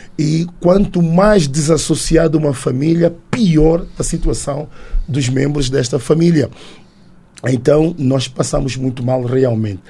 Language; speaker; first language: Portuguese; native; Portuguese